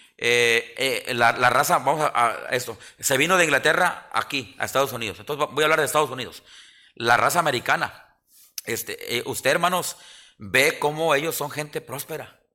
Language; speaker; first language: Spanish; native; Spanish